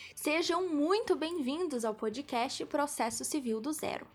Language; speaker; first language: Portuguese; native; Portuguese